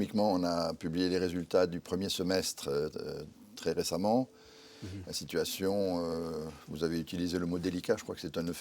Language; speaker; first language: French; native; French